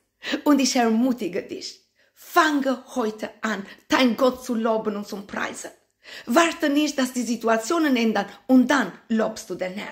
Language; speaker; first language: German; non-native, fluent; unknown